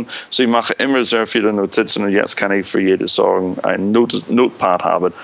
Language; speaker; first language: German; non-native, fluent; English